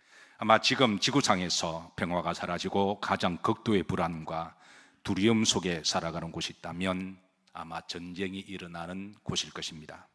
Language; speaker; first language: Korean; native; Korean